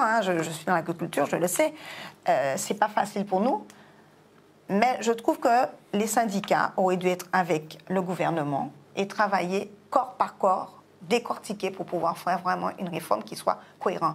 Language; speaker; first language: French; non-native, local second language; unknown